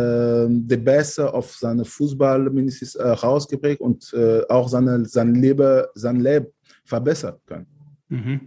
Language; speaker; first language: German; non-native, fluent; French